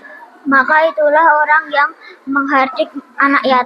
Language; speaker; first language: Indonesian; native; Indonesian